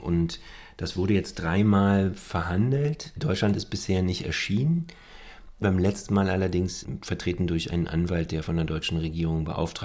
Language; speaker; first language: German; native; German